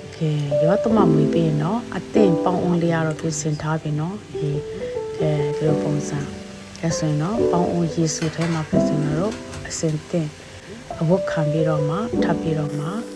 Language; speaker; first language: Burmese; non-native, local second language; Kachin